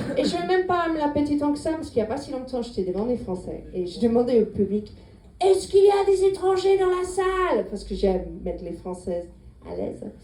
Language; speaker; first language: French; non-native, fluent; English